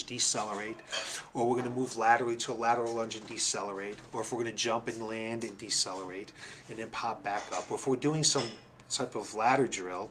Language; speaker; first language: English; native; English